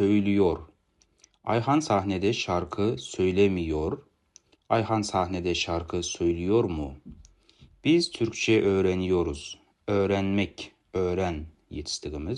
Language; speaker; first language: Turkish; non-native, fluent; Kazakh